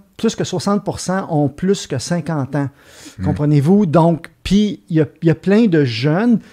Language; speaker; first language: French; native; French